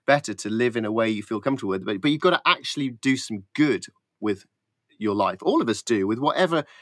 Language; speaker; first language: English; native; English